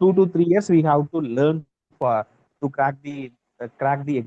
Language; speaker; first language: English; non-native, learner; Tamil